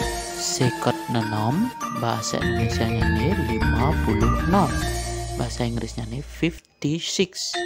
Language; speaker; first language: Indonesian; non-native, local second language; Balinese